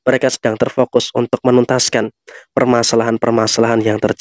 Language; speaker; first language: Indonesian; native; Indonesian